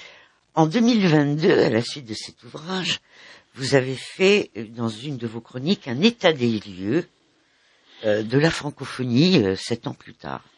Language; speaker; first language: French; native; French